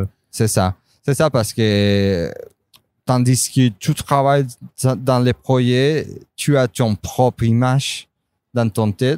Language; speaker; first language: French; non-native, fluent; Spanish